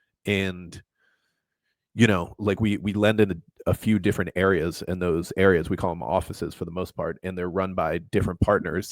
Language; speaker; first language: English; native; English